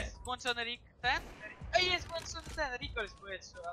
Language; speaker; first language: Polish; native; Polish